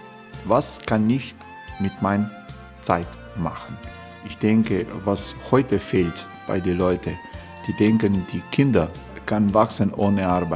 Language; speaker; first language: German; non-native, fluent; Croatian